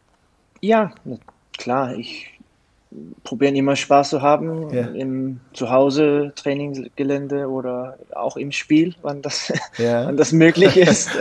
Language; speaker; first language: German; non-native, learner; Danish